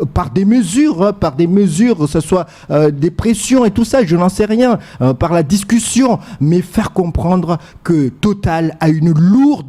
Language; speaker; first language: French; non-native, local second language; Comorian